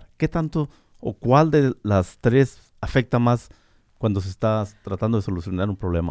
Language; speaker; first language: Spanish; native; Spanish